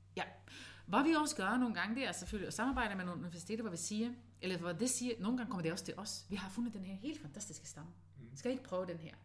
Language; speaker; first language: Danish; non-native, fluent; Dutch